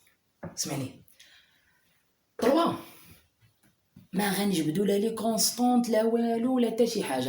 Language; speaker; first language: Arabic; native; Arabic